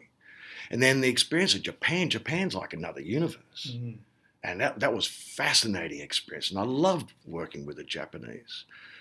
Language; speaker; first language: English; native; English